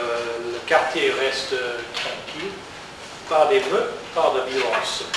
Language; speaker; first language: French; non-native, learner; English